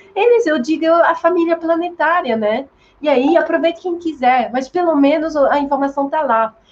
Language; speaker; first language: Portuguese; non-native, fluent; French